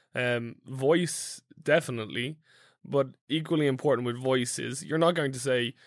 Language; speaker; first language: English; native; English